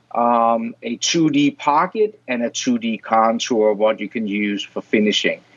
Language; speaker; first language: English; non-native, fluent; Danish